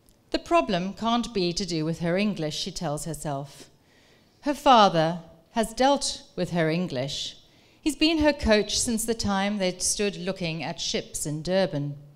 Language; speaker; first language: English; non-native, local second language; Dutch